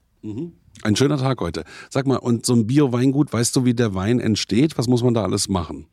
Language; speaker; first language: German; native; German